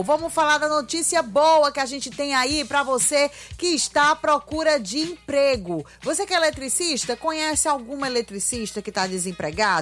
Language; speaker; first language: Portuguese; native; Portuguese